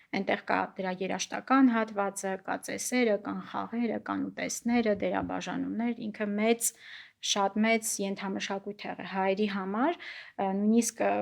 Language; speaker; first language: Armenian; native; Armenian